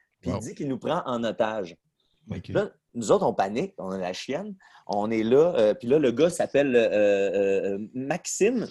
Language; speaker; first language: French; native; French